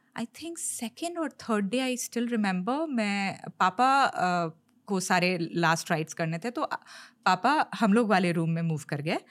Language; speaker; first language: Hindi; native; Hindi